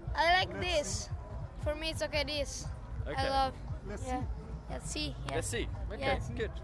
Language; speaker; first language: English; non-native, fluent; Italian